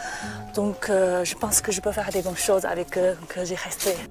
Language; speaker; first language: French; non-native, fluent; Chinese